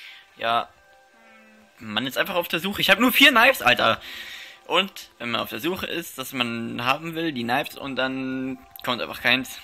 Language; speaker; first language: German; native; German